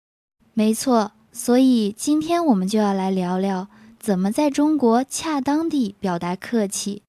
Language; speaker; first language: Chinese; native; Chinese